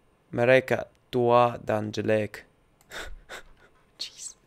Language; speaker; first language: Indonesian; non-native, learner; Russian